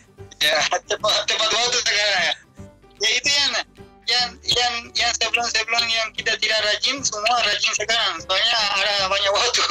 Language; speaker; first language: Indonesian; non-native, fluent; Spanish